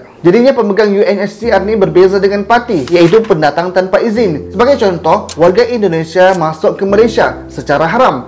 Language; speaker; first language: Malay; native; Malay